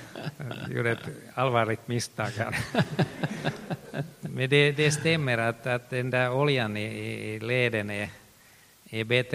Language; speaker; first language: Swedish; non-native, local second language; Finnish